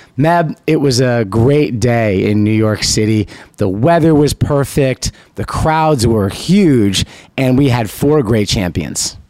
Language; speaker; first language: English; native; English